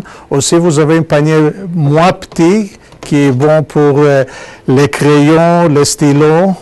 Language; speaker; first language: French; non-native, fluent; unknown